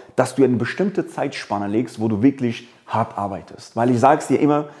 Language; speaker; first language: German; early bilingual, other home language; Persian